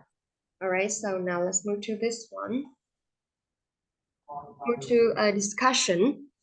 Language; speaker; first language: English; non-native, fluent; Vietnamese